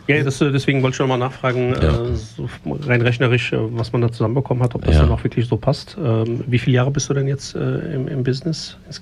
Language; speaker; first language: German; native; German